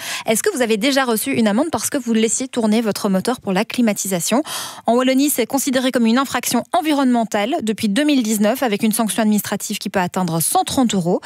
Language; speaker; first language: French; native; French